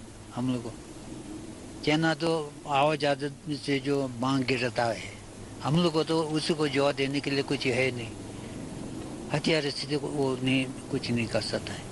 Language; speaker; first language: Hindi; non-native, learner; Tibetan